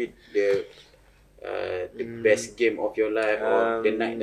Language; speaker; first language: English; non-native, local second language; Malay